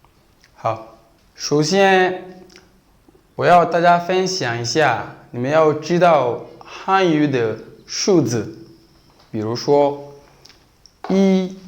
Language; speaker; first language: Chinese; non-native, fluent; Bambara